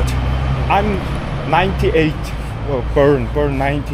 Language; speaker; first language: English; non-native, learner; Mongolian